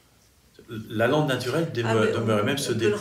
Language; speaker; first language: French; native; French